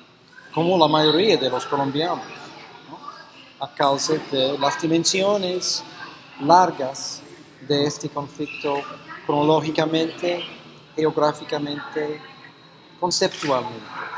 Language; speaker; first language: Spanish; non-native, fluent; English